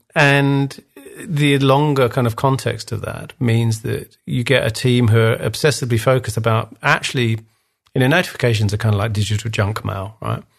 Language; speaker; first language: English; native; English